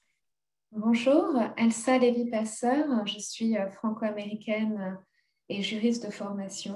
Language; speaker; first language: French; native; French